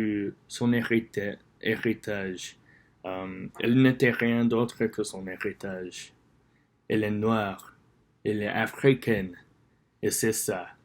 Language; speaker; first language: French; non-native, learner; English